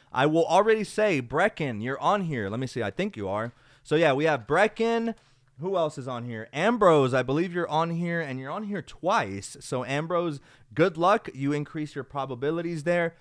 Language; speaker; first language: English; early bilingual, other home language; Spanish